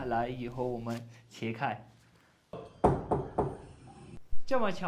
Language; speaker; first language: Chinese; non-native, fluent; Urdu